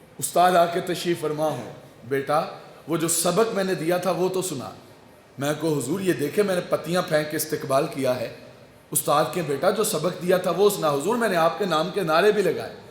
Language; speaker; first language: Urdu; non-native, local second language; Punjabi